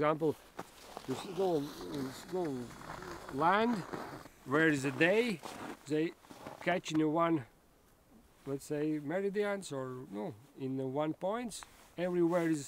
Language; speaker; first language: English; non-native, learner; Latvian